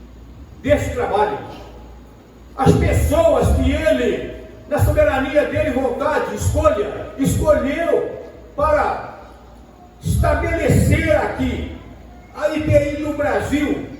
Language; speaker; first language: Portuguese; native; Portuguese